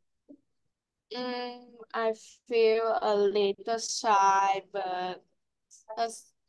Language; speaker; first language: English; non-native, learner; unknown